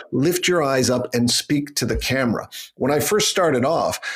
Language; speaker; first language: English; native; English